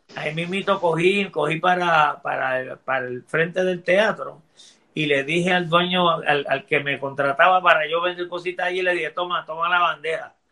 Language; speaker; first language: Spanish; early bilingual, heritage; Spanish